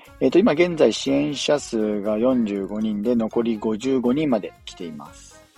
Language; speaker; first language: Japanese; native; Japanese